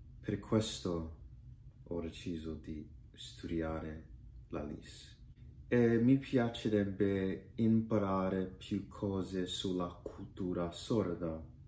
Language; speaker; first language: Italian; non-native, learner; English